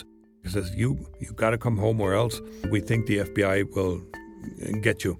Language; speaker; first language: English; non-native, fluent; German